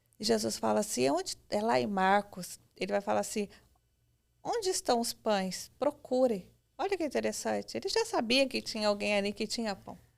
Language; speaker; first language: Portuguese; native; Portuguese